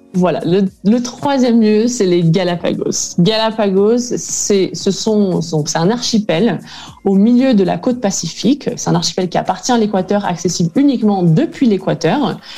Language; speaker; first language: French; native; French